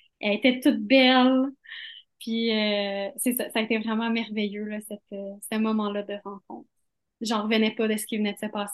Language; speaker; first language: French; native; French